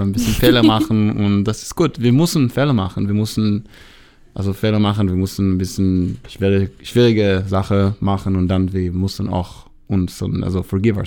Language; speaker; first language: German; non-native, learner; Hebrew